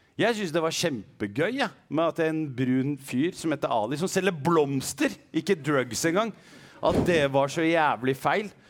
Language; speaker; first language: Norwegian; early bilingual, other home language; Arabic